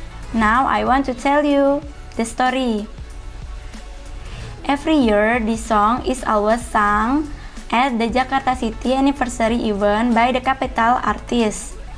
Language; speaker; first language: English; non-native, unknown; Indonesian